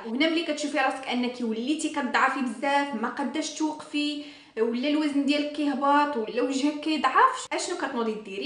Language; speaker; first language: Arabic; native; Arabic